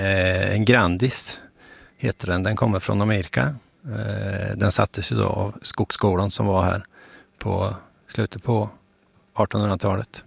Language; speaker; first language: Swedish; native; Swedish